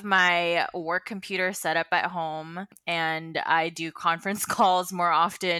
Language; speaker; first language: English; non-native, local second language; Filipino